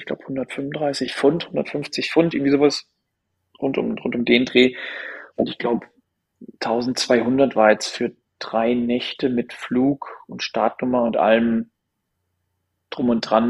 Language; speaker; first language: German; native; German